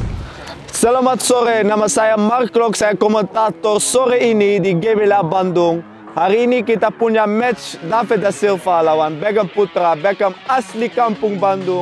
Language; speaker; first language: Indonesian; non-native, fluent; Dutch